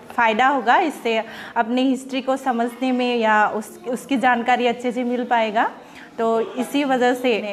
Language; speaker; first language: Hindi; non-native, local second language; Bodo